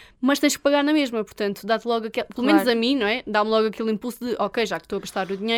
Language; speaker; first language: Portuguese; native; Portuguese